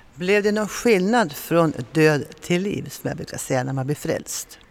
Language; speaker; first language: Swedish; native; Swedish